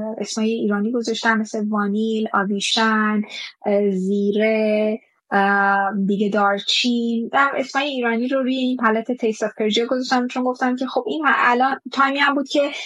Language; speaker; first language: Persian; native; Persian